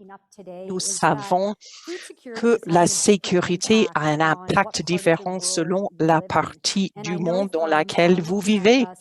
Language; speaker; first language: French; non-native, local second language; English